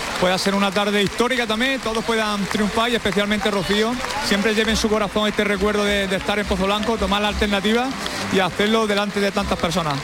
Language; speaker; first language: Spanish; native; Spanish